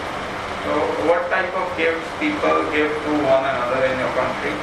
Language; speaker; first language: English; non-native, local second language; Punjabi